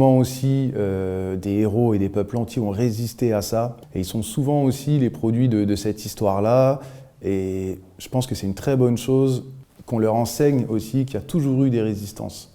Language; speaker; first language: French; native; French